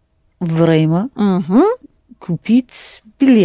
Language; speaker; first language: Russian; non-native, learner; English